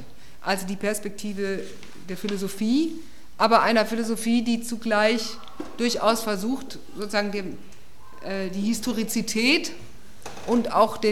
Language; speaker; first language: German; native; German